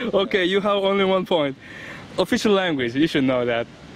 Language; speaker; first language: English; non-native, fluent; Spanish